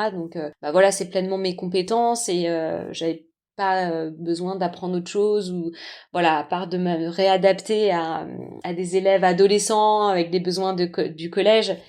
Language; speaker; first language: French; native; French